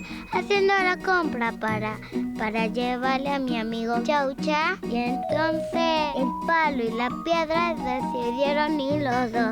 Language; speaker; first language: Spanish; native; Spanish